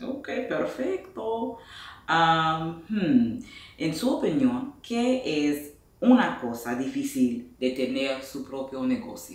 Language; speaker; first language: Spanish; non-native, fluent; English